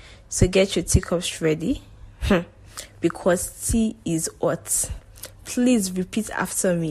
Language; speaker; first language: English; non-native, local second language; Yoruba